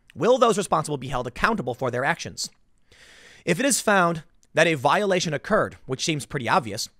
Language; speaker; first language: English; native; English